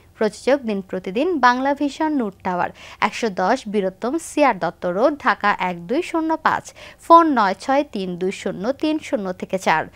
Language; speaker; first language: Bangla; native; Bangla